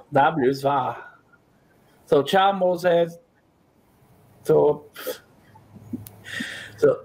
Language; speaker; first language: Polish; non-native, learner; Portuguese